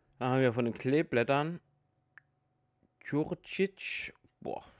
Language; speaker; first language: German; native; German